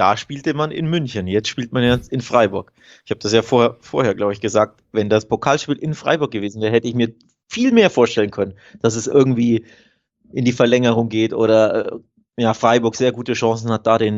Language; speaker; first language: German; native; German